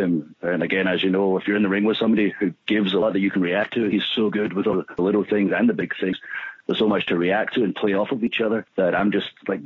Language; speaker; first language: English; native; English